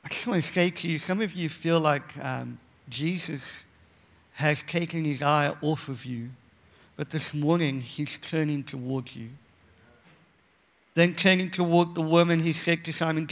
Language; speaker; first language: English; native; English